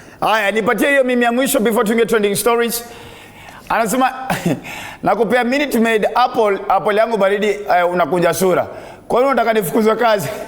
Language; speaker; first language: Swahili; native; Swahili